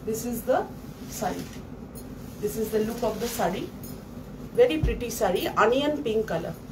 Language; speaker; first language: English; non-native, local second language; Bangla